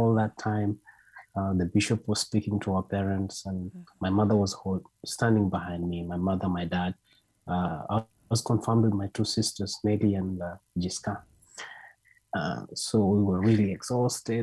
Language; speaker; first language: English; non-native, local second language; Luyia